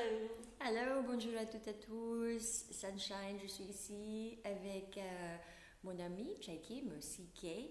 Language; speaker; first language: French; non-native, learner; English